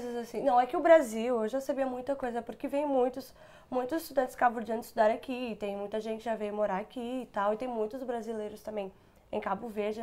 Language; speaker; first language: Portuguese; non-native, local second language; Kabuverdianu